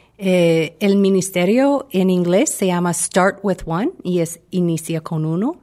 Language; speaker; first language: Spanish; non-native, fluent; English